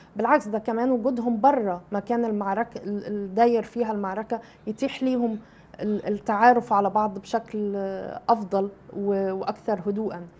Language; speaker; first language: Arabic; native; Arabic